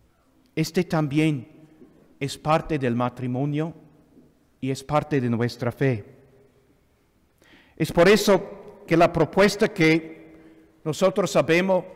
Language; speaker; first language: Spanish; non-native, fluent; English